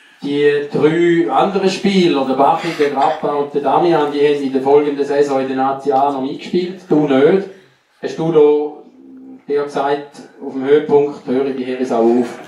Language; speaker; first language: German; native; German